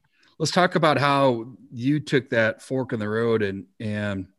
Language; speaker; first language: English; native; English